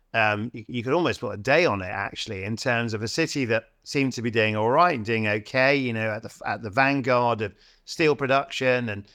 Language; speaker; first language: English; native; English